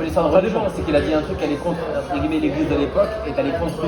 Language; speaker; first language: French; native; French